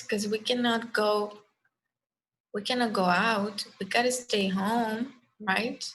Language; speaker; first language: English; non-native, fluent; Spanish